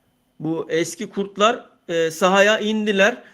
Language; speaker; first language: Turkish; native; Turkish